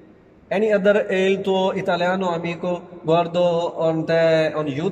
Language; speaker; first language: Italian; non-native, learner; Urdu